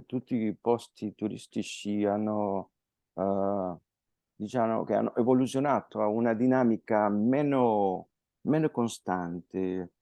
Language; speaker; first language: Italian; non-native, fluent; Spanish